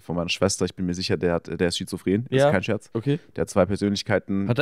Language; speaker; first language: German; native; German